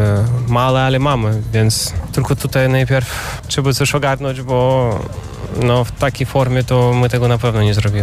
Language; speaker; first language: Polish; non-native, fluent; Russian